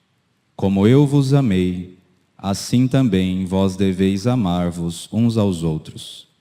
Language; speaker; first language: Portuguese; native; Portuguese